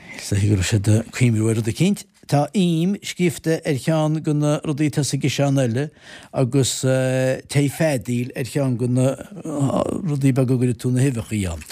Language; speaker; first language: Irish; native; Irish